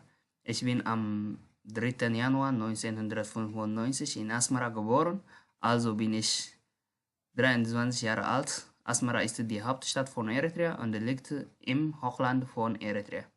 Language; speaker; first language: German; non-native, learner; Tigrinya